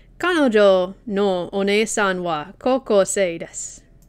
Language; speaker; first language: Japanese; non-native, learner; English